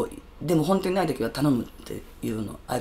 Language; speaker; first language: Japanese; native; Japanese